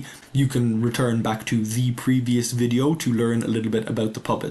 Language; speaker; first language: English; native; English